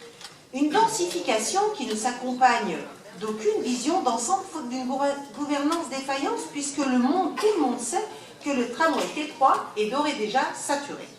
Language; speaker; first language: French; native; French